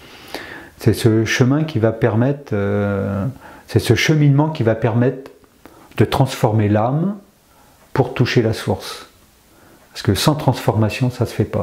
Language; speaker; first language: French; native; French